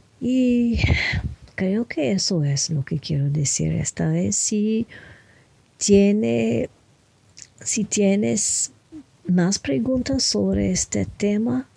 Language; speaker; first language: Spanish; non-native, fluent; French